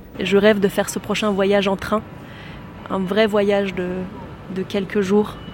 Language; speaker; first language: French; early bilingual, other home language; Romanian